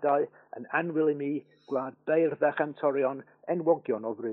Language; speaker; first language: English; native; English